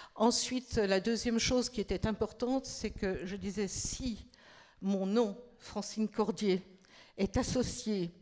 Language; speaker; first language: French; native; French